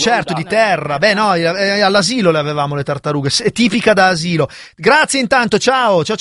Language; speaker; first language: Italian; native; Italian